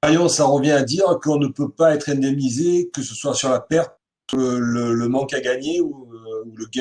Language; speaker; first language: French; native; French